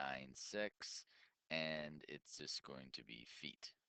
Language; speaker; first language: English; native; English